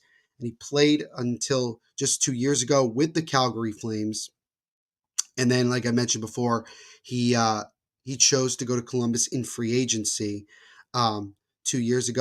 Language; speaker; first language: English; native; English